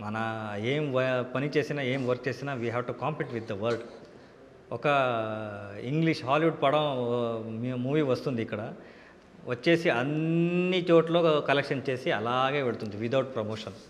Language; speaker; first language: Telugu; non-native, local second language; Kannada